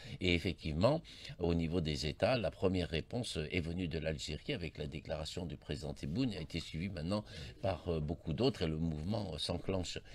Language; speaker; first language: French; native; French